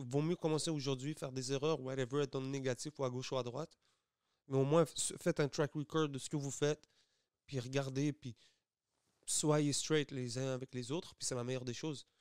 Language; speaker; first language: French; native; French